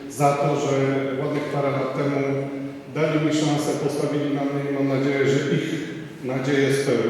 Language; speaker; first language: Polish; native; Polish